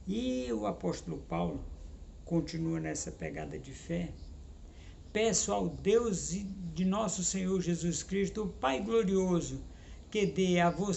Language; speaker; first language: Portuguese; native; Portuguese